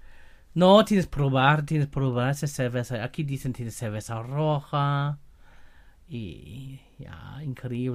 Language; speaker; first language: Spanish; non-native, fluent; German